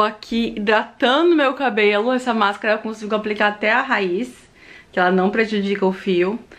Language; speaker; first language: Portuguese; native; Portuguese